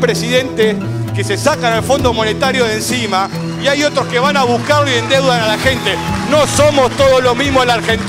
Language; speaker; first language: Spanish; native; Spanish